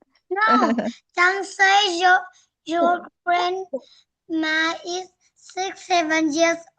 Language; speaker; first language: English; non-native, learner; Vietnamese